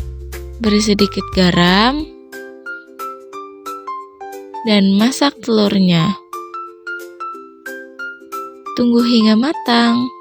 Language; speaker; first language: Indonesian; native; Indonesian